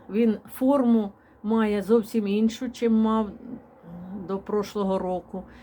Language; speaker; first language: Ukrainian; non-native, local second language; Russian